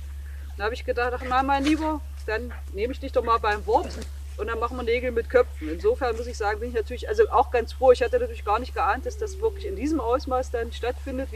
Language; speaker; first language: German; native; German